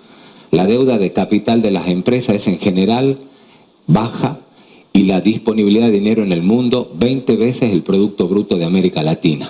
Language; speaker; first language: Spanish; native; Spanish